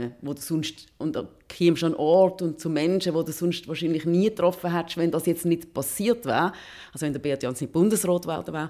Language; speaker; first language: German; native; German